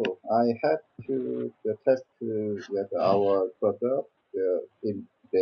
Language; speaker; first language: English; non-native, learner; Korean